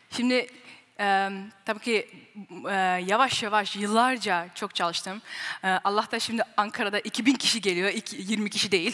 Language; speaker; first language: Turkish; early bilingual, heritage; Turkish